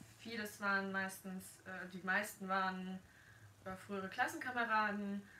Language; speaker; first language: German; native; German